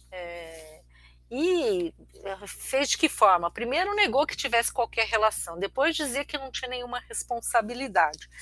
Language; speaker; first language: Portuguese; early bilingual, other home language; Armenian